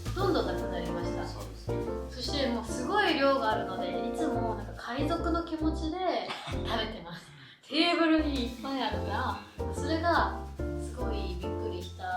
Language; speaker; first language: Japanese; native; Japanese